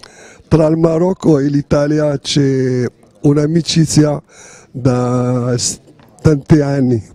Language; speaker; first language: Italian; non-native, fluent; Arabic